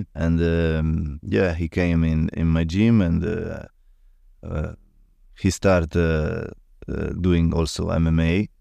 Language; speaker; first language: English; non-native, learner; Italian